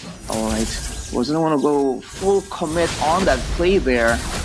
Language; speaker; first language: English; native; English